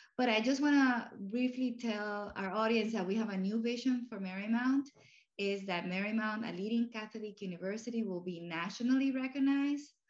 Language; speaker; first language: English; non-native, fluent; Spanish